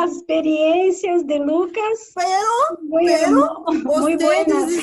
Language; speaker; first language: Spanish; non-native, learner; Portuguese